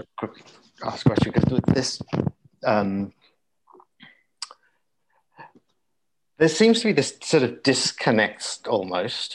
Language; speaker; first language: English; native; English